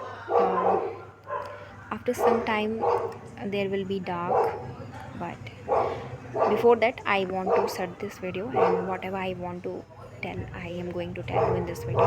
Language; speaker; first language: English; non-native, local second language; Hindi